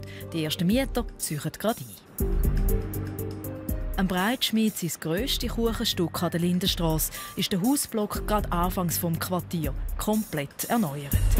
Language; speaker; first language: German; native; German